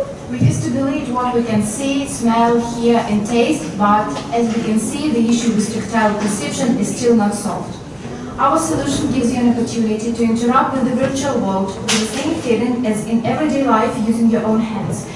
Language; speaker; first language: English; non-native, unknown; Russian